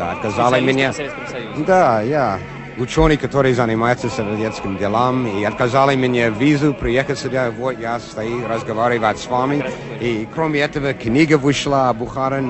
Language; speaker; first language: Russian; non-native, fluent; English